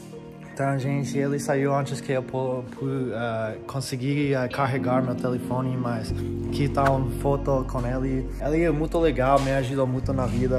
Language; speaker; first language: Portuguese; non-native, fluent; English